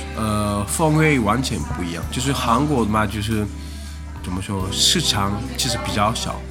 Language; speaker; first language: Chinese; non-native, fluent; Korean